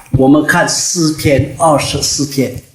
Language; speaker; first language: Chinese; early bilingual, heritage; Chinese